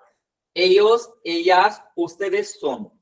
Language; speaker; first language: Spanish; non-native, fluent; Hindi